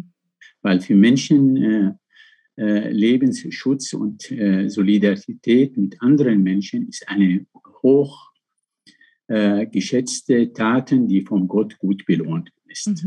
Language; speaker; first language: German; non-native, fluent; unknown